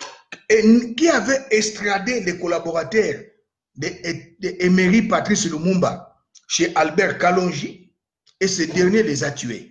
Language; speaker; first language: French; non-native, local second language; Lingala